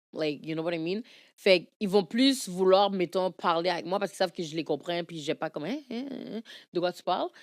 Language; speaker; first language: French; early bilingual, other home language; Haitian Creole